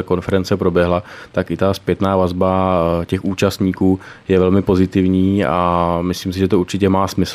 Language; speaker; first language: Czech; native; Czech